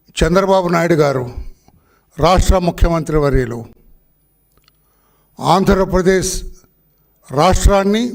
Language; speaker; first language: Telugu; native; Telugu